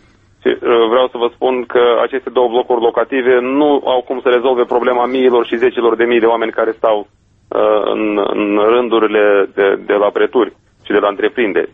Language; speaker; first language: Romanian; native; Romanian